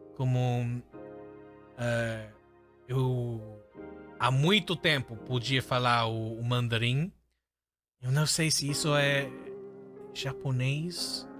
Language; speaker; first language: Portuguese; non-native, fluent; English